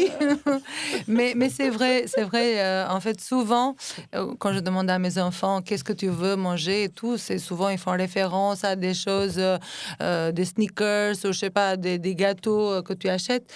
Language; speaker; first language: French; non-native, fluent; Albanian